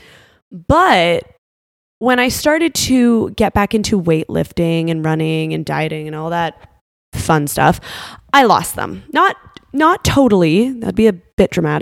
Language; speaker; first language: English; native; English